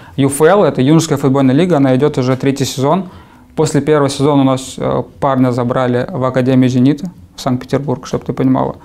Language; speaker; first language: Russian; native; Russian